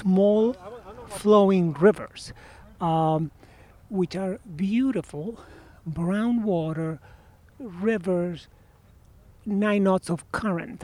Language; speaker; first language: English; non-native, fluent; Spanish